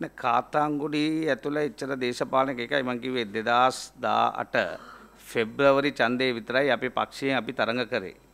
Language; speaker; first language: Sinhala; non-native, local second language; Tamil